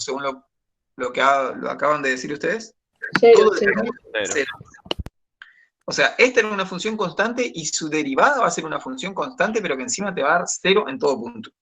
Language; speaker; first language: Spanish; native; Spanish